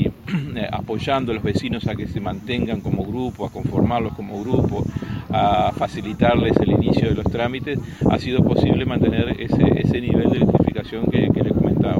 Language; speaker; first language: Spanish; native; Spanish